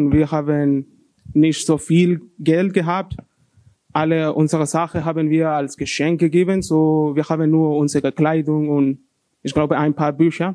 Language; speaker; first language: German; non-native, learner; Spanish